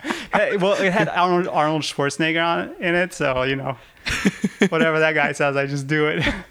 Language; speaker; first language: English; early bilingual, other home language; Russian